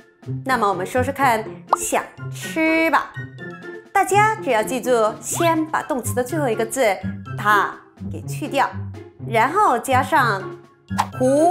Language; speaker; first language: Chinese; non-native, fluent; Korean